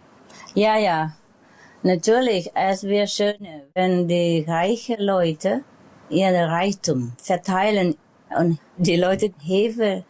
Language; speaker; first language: German; non-native, learner; Vietnamese